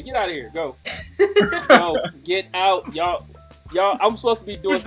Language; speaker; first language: English; native; English